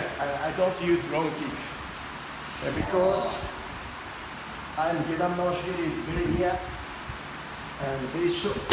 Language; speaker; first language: English; non-native, learner; Japanese